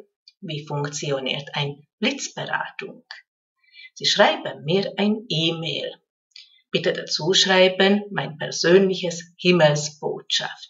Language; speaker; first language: German; non-native, fluent; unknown